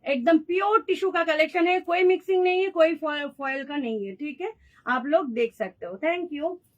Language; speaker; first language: Hindi; non-native, local second language; Bangla